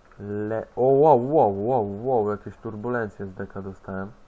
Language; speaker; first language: Polish; native; Polish